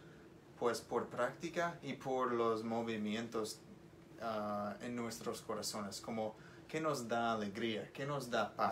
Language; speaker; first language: Spanish; non-native, learner; English